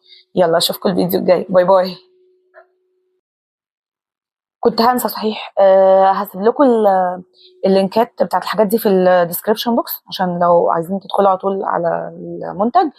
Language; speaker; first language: Arabic; native; Arabic